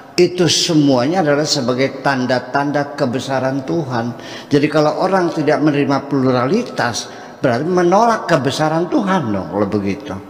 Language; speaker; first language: Indonesian; native; Indonesian